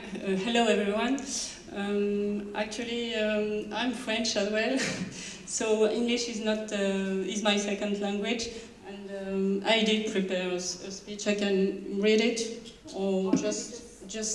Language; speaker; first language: English; non-native, learner; French